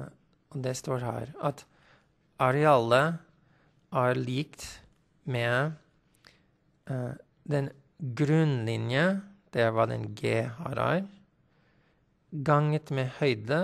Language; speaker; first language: Norwegian; non-native, fluent; English